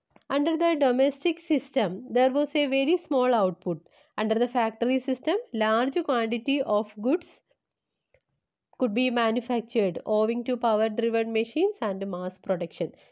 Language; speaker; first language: English; non-native, local second language; Malayalam